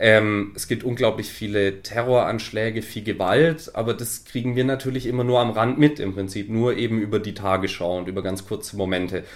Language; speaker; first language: German; native; German